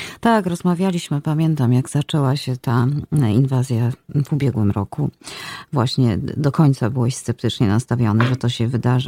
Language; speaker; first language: Polish; native; Polish